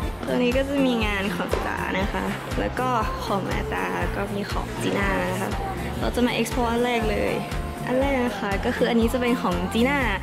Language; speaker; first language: Thai; early bilingual, heritage; Thai